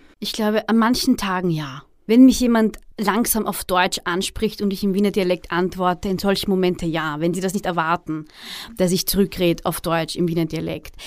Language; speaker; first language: German; early bilingual, other home language; Arabic